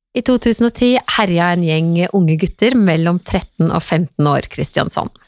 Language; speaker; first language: Norwegian; native; Norwegian